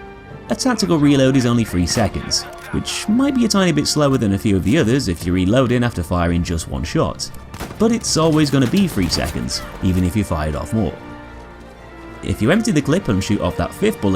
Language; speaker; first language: English; native; English